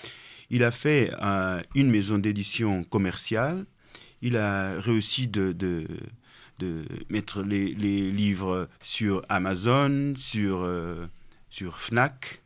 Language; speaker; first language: French; non-native, fluent; Portuguese